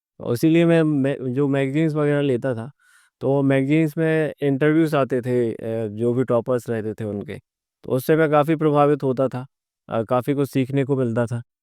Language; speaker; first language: Hindi; native; Hindi